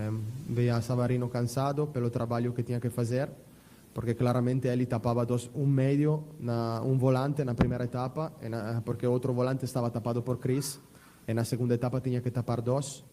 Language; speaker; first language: Portuguese; non-native, fluent; Italian